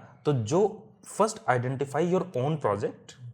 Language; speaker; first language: Hindi; native; Hindi